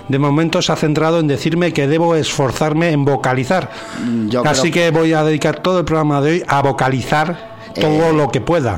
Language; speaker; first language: Spanish; native; Spanish